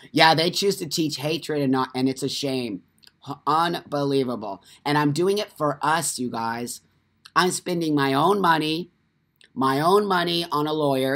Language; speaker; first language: English; native; English